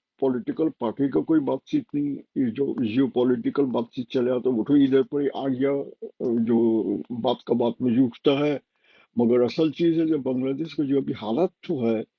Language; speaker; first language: Hindi; non-native, fluent; Bangla